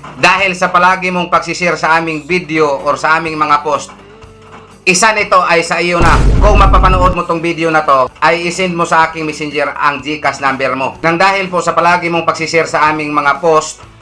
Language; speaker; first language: Filipino; non-native, local second language; Cebuano